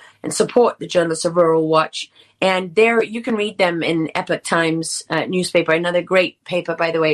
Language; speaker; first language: English; native; English